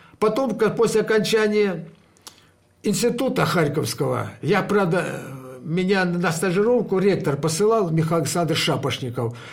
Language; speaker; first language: Russian; native; Russian